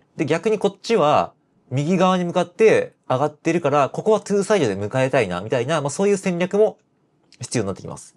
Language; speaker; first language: Japanese; native; Japanese